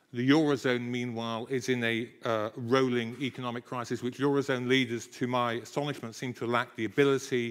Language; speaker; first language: English; native; English